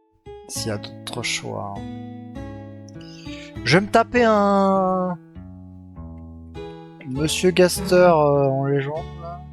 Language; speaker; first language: French; native; French